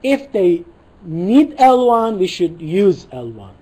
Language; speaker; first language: English; non-native, fluent; Persian